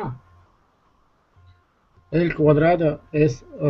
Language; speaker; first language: Spanish; non-native, learner; Russian